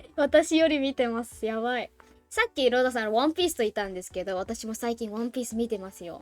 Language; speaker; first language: Japanese; non-native, fluent; Burmese